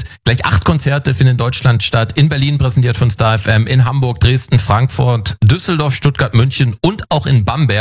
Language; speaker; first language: German; native; German